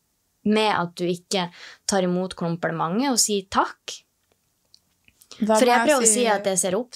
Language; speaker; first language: Norwegian; native; Norwegian